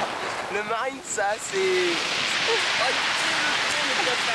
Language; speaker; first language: French; native; French